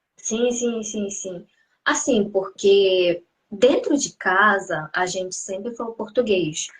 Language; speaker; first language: Portuguese; early bilingual, heritage; Portuguese